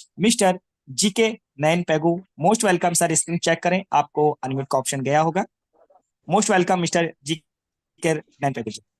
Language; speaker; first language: Hindi; native; Hindi